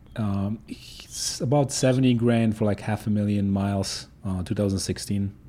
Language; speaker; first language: English; non-native, fluent; Polish